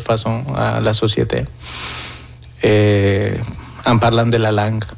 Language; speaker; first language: French; non-native, fluent; Spanish